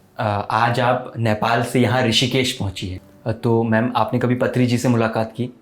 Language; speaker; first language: Hindi; native; Hindi